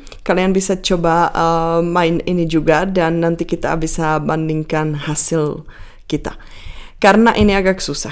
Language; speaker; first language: Indonesian; non-native, fluent; Czech